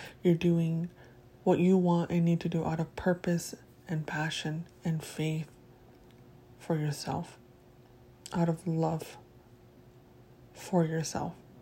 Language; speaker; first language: English; early bilingual, other home language; Spanish